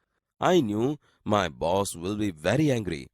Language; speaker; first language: English; non-native, local second language; Gujarati